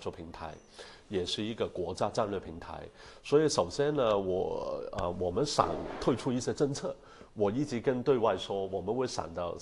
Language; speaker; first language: Chinese; non-native, local second language; Cantonese